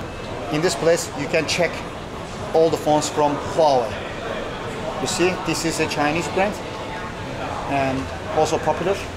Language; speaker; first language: English; non-native, learner; Turkish